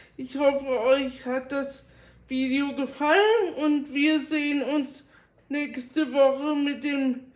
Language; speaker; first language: German; native; German